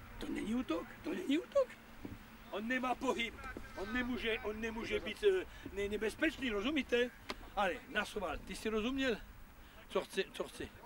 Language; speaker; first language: Czech; non-native, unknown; French